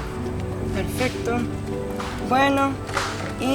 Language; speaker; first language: Spanish; non-native, learner; English